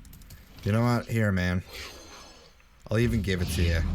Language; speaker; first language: English; native; English